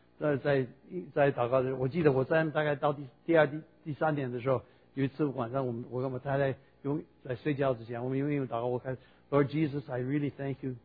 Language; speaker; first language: Chinese; non-native, fluent; English